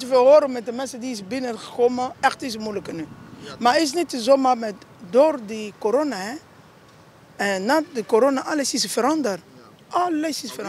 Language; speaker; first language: Dutch; non-native, learner; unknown